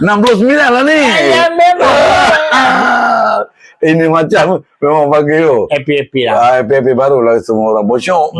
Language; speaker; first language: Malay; non-native, local second language; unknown